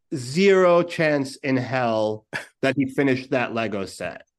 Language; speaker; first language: English; native; English